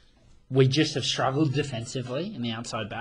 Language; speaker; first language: English; native; English